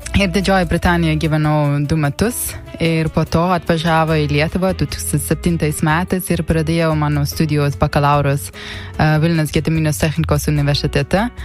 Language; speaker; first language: Lithuanian; non-native, learner; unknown